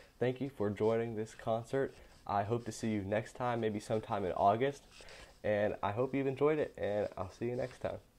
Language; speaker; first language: English; native; English